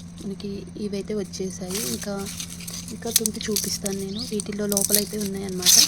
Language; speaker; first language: Telugu; native; Telugu